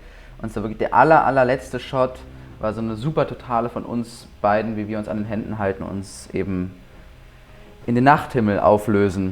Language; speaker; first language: German; native; German